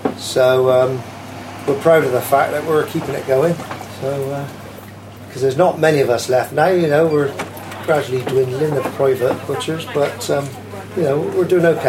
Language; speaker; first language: English; native; English